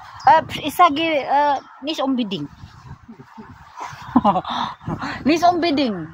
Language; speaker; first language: German; non-native, learner; Cebuano